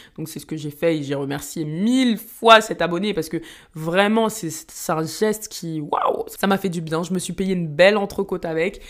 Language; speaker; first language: French; early bilingual, other home language; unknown